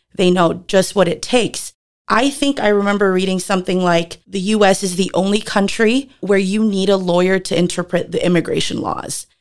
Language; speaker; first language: English; early bilingual, other home language; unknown